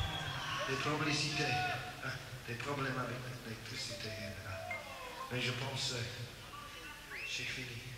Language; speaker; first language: French; non-native, learner; English